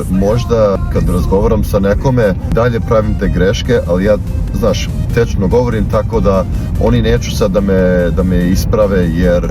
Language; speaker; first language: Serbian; non-native, fluent; English